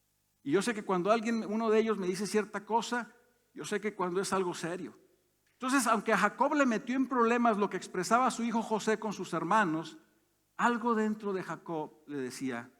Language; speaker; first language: Spanish; native; Spanish